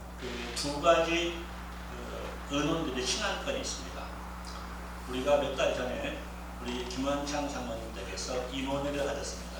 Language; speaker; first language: Korean; native; Korean